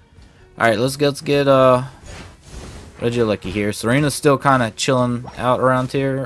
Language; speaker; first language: English; native; English